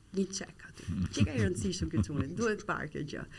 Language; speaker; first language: Albanian; native; Albanian